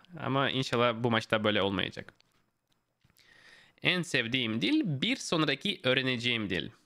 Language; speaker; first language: Turkish; non-native, fluent; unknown